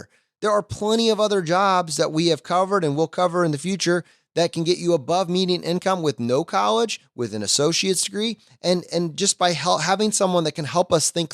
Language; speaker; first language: English; native; English